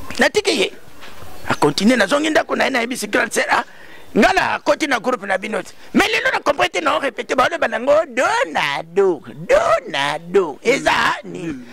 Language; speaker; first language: Lingala; native; Lingala